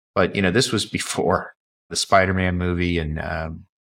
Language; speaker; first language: English; native; English